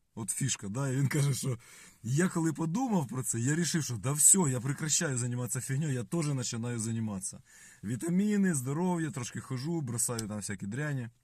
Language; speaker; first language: Ukrainian; native; Ukrainian